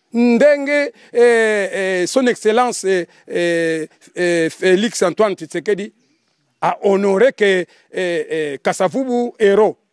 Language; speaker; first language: Lingala; non-native, local second language; Kongo